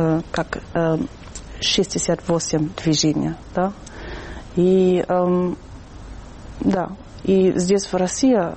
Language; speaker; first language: Russian; non-native, fluent; German